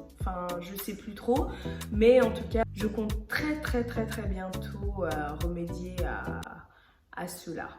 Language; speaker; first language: French; early bilingual, other home language; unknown